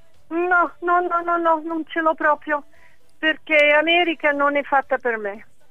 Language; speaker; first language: Italian; non-native, fluent; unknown